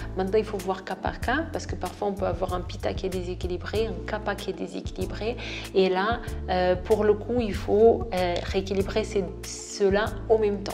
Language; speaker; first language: French; non-native, fluent; Portuguese